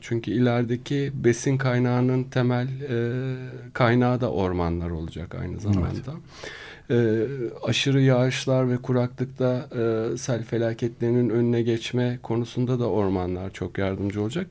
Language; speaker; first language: Turkish; native; Turkish